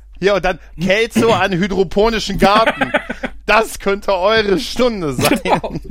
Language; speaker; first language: German; native; German